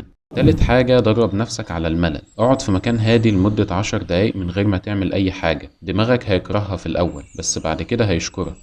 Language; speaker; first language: Arabic; native; Arabic